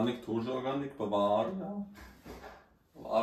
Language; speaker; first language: Russian; non-native, learner; German